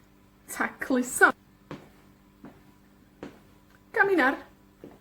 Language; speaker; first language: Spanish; non-native, fluent; Welsh